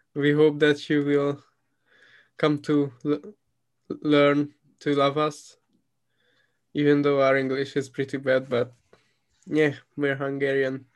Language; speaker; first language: English; non-native, fluent; Hungarian